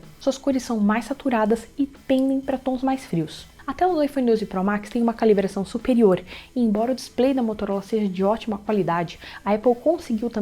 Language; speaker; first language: Portuguese; native; Portuguese